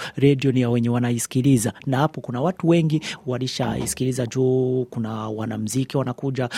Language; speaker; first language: Swahili; native; Swahili